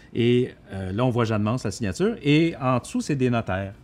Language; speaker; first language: French; native; French